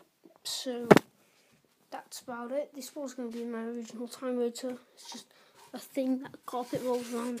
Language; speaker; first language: English; native; English